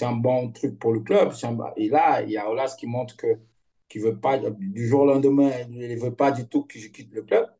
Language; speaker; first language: French; non-native, fluent; Portuguese